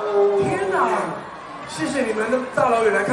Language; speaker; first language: Chinese; native; Chinese